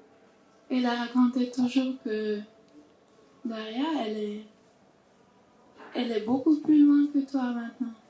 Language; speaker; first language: French; non-native, learner; Russian